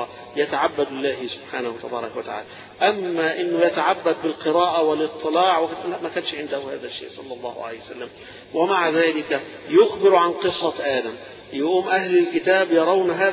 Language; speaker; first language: Arabic; native; Arabic